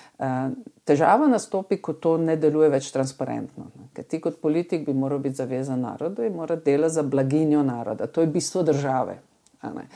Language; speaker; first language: Slovenian; native; Slovenian